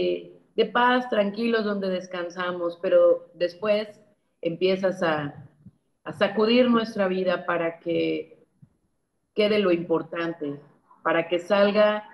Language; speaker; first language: Spanish; native; Spanish